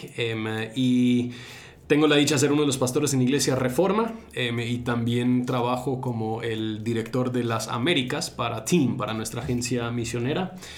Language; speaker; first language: Spanish; non-native, fluent; English